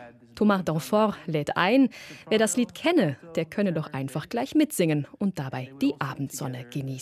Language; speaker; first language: German; native; German